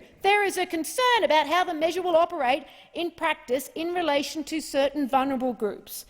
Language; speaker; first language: English; native; English